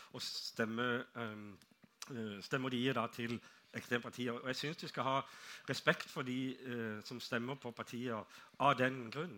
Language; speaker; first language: Norwegian; native; Norwegian